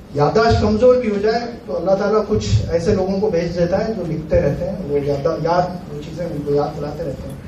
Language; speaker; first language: Hindi; non-native, local second language; Marathi